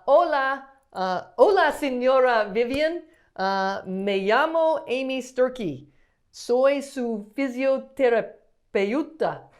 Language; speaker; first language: Spanish; non-native, learner; English